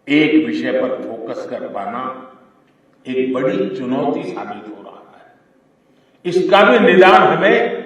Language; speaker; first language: Hindi; non-native, local second language; Gujarati